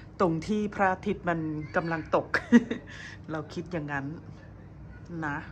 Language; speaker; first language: Thai; native; Thai